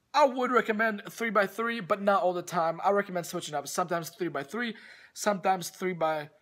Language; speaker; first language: English; early bilingual, other home language; Russian